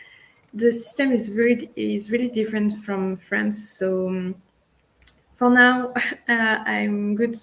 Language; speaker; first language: English; non-native, fluent; French